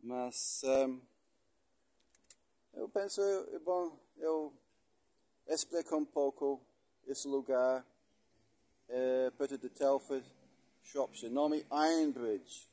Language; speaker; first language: Portuguese; non-native, learner; English